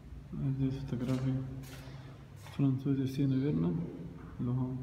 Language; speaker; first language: Russian; non-native, learner; Arabic